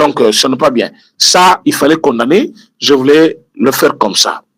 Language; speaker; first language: French; non-native, local second language; Lingala